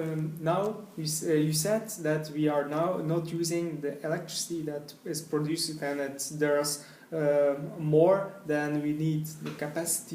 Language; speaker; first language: English; non-native, learner; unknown